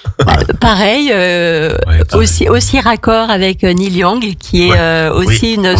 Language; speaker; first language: French; native; French